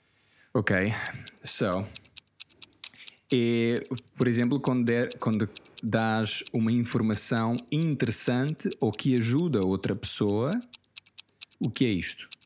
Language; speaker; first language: Portuguese; early bilingual, heritage; Portuguese